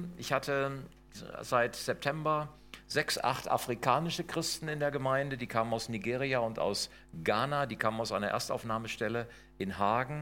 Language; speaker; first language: German; native; German